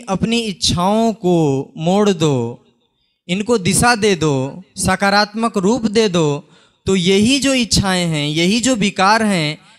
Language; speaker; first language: Hindi; native; Hindi